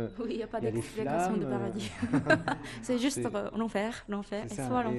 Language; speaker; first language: French; non-native, fluent; Japanese